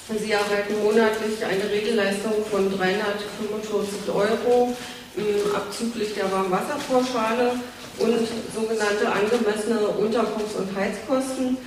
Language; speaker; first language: German; native; German